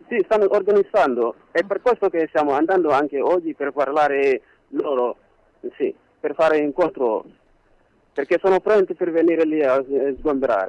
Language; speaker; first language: Italian; non-native, learner; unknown